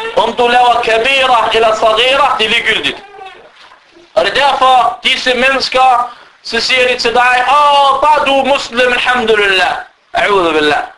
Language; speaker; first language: Danish; non-native, fluent; Arabic